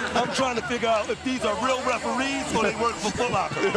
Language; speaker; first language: English; native; English